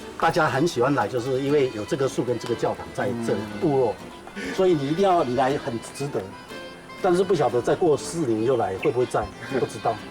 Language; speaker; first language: Chinese; native; Chinese